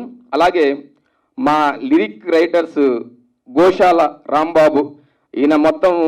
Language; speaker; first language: Telugu; native; Telugu